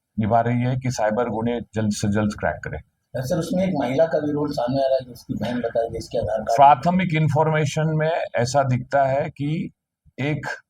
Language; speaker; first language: Hindi; non-native, local second language; Marathi